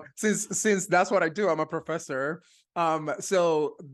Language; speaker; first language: English; non-native, fluent; Spanish